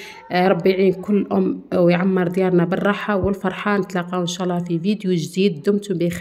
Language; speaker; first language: Arabic; native; Arabic